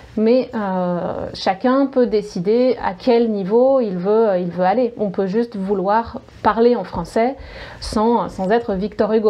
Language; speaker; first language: French; native; French